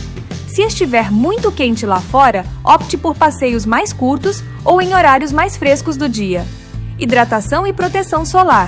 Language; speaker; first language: Portuguese; native; Portuguese